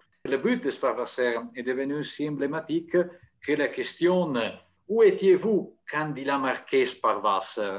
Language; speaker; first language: French; non-native, fluent; Italian